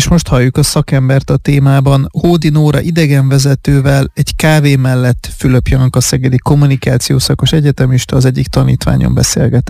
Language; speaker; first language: Hungarian; native; Hungarian